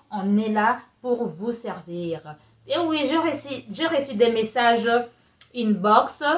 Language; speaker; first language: French; non-native, local second language; Lingala